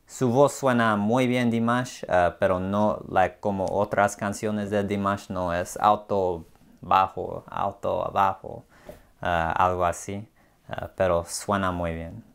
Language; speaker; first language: Spanish; non-native, learner; English